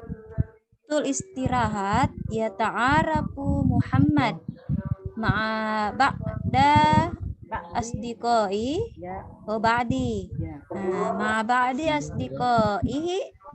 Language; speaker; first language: Arabic; non-native, learner; Indonesian